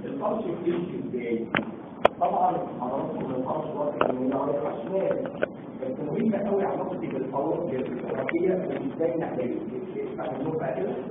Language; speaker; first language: Arabic; native; Arabic